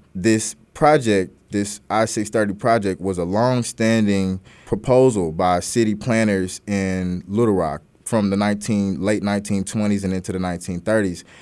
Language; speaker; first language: English; native; English